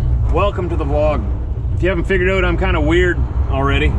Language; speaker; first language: English; native; English